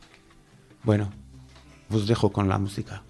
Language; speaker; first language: Spanish; non-native, fluent; Arabic